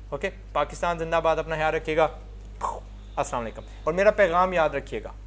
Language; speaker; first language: Urdu; non-native, fluent; English